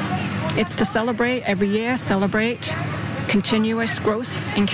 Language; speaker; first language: English; native; English